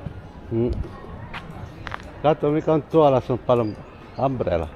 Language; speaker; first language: Finnish; non-native, learner; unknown